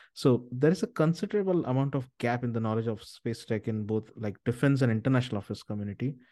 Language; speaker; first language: English; non-native, local second language; Marathi